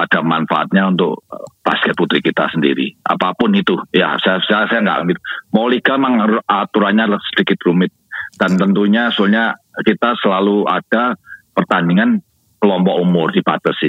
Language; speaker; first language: Indonesian; native; Indonesian